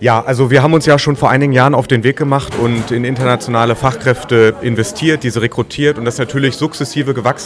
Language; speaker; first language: German; native; German